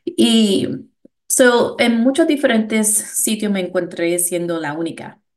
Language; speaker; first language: Spanish; early bilingual, heritage; Spanish